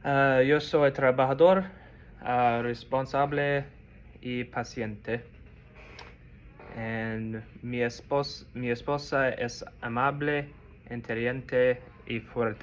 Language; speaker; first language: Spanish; non-native, learner; English